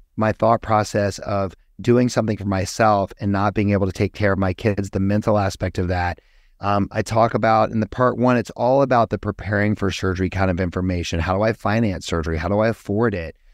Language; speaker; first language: English; native; English